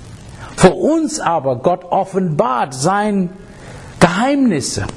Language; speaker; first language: German; non-native, learner; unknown